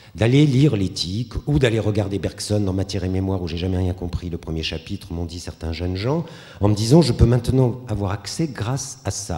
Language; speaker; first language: French; native; French